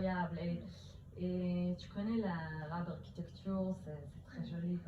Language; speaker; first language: French; early bilingual, heritage; Hebrew